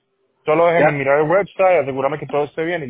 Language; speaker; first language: Spanish; native; Spanish